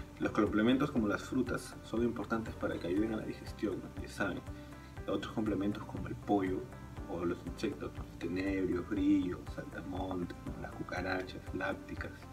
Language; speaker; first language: Spanish; native; Spanish